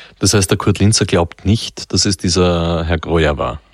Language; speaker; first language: German; native; German